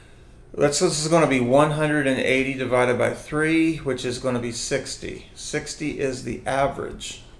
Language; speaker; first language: English; native; English